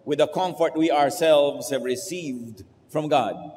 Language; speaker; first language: English; non-native, local second language; Filipino